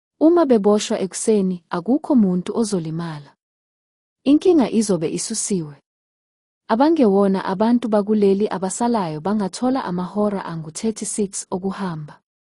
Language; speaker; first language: Zulu; native; Zulu